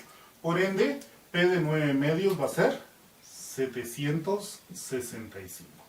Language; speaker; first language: Spanish; native; Spanish